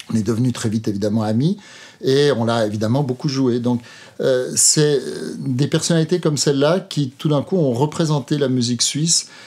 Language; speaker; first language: French; native; French